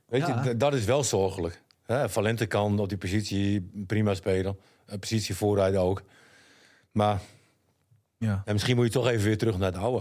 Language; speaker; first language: Dutch; native; Dutch